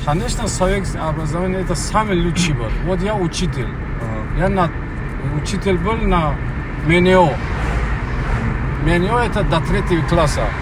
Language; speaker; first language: Russian; non-native, local second language; Tajik